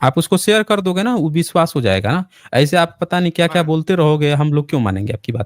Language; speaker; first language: Hindi; native; Hindi